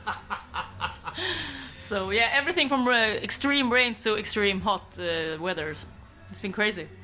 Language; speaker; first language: English; non-native, fluent; Swedish